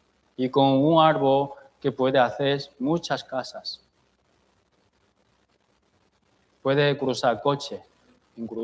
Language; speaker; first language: Spanish; non-native, fluent; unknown